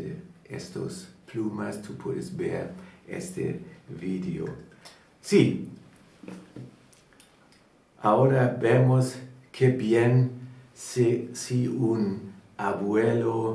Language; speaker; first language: Spanish; non-native, learner; German